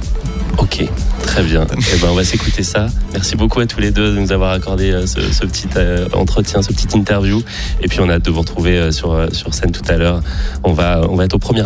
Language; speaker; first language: French; native; French